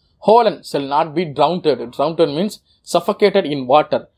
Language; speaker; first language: English; non-native, local second language; Tamil